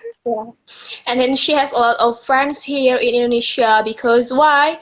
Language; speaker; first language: English; non-native, learner; Indonesian